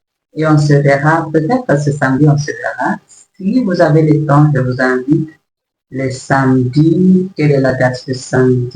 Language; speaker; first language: French; non-native, learner; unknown